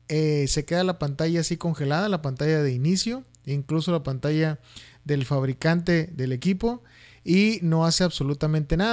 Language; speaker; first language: Spanish; native; Spanish